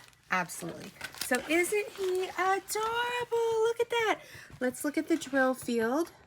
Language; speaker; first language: English; native; English